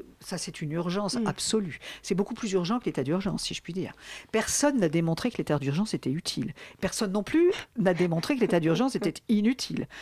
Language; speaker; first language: French; native; French